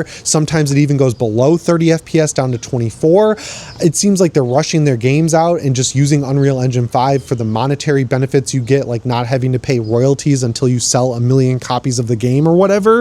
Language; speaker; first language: English; native; English